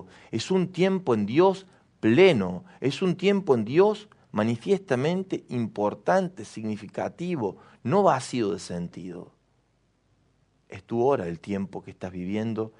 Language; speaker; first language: Spanish; native; Spanish